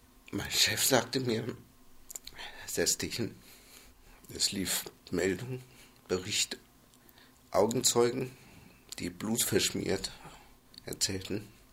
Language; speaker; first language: German; non-native, fluent; Chinese